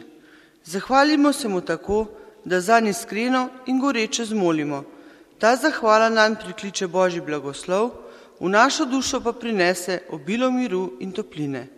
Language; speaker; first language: Slovenian; native; Slovenian